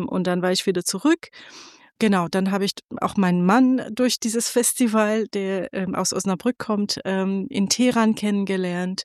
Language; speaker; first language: German; non-native, fluent; Persian